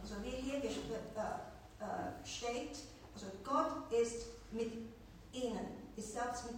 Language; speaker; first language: German; non-native, fluent; Chinese